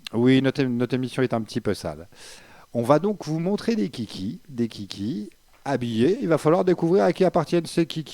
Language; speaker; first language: French; native; French